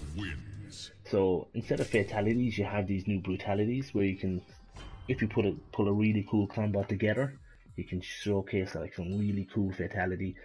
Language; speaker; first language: English; native; English